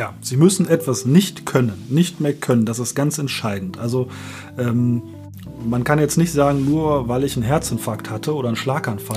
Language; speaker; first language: German; native; German